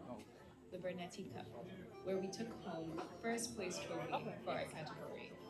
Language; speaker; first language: English; native; English